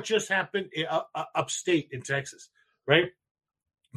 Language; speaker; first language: English; native; English